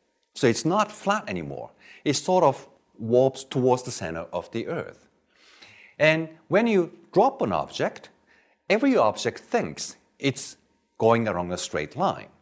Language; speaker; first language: English; non-native, fluent; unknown